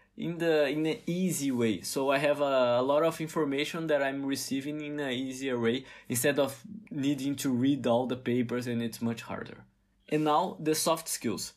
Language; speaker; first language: English; non-native, fluent; Portuguese